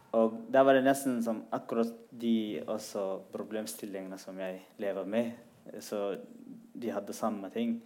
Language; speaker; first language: Norwegian; non-native, fluent; Tigrinya